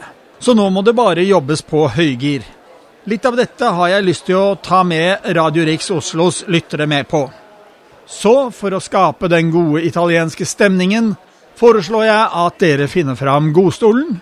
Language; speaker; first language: Norwegian; native; Norwegian